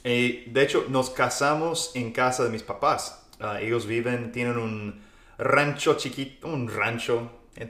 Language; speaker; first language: Spanish; non-native, fluent; English